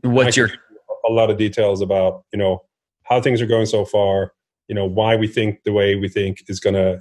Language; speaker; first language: English; non-native, fluent; Norwegian